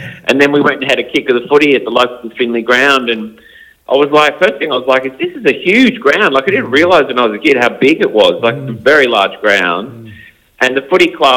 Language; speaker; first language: English; native; English